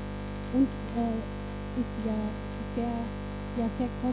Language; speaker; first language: German; non-native, fluent; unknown